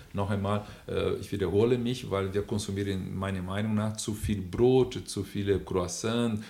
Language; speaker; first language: German; non-native, fluent; Portuguese